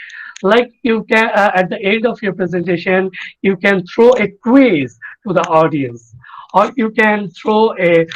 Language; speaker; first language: English; non-native, fluent; Bangla